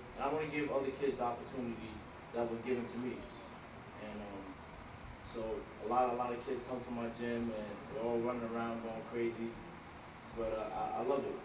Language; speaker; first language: English; native; English